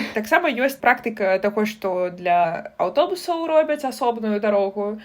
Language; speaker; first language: Belarusian; non-native, local second language; Russian